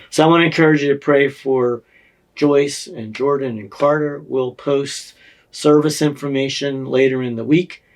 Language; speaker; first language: English; native; English